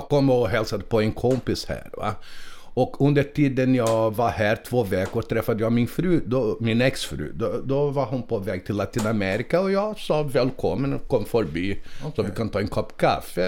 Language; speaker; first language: Swedish; non-native, fluent; Portuguese